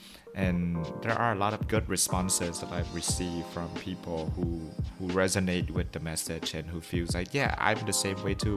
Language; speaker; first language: English; non-native, fluent; Vietnamese